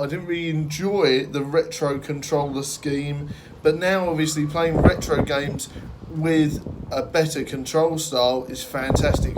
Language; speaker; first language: English; native; English